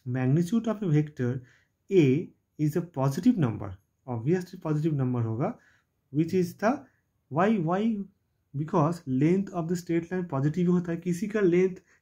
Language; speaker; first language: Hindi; non-native, local second language; Bangla